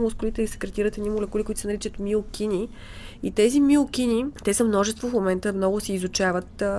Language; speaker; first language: Bulgarian; native; Bulgarian